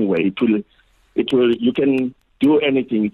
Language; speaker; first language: English; non-native, local second language; Xhosa